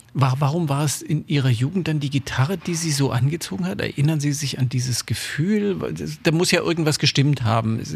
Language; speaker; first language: German; native; German